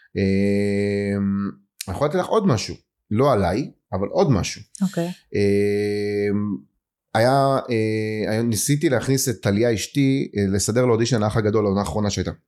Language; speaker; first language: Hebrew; native; Hebrew